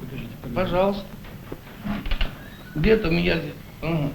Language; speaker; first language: Russian; native; Russian